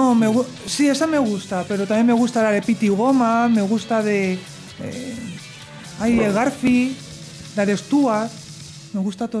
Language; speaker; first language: Spanish; native; Spanish